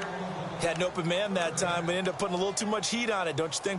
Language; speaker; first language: English; native; English